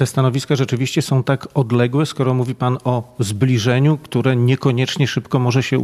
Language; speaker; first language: Polish; native; Polish